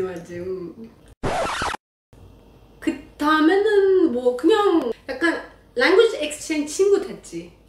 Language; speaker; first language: Korean; non-native, learner; Persian